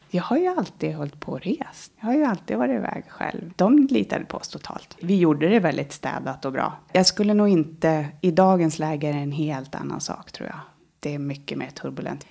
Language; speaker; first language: Swedish; native; Swedish